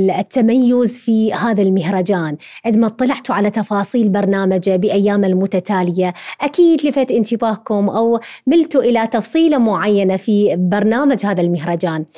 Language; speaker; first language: Arabic; native; Arabic